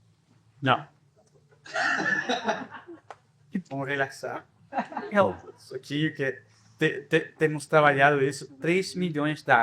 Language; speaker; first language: Portuguese; non-native, fluent; Spanish